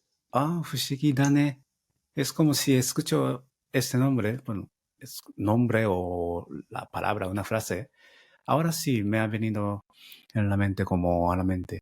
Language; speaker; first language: Spanish; non-native, fluent; Japanese